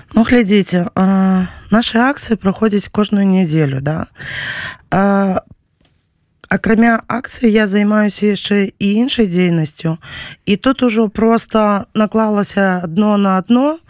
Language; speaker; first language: Belarusian; non-native, local second language; Russian